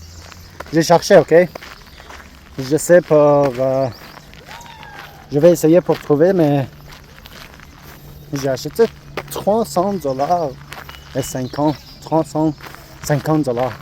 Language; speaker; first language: French; non-native, learner; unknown